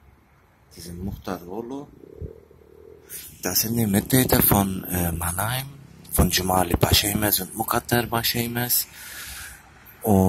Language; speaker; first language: German; early bilingual, other home language; Turkish